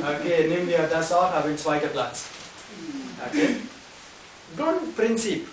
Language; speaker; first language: German; non-native, fluent; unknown